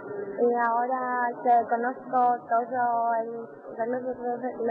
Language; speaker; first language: Spanish; non-native, learner; Greek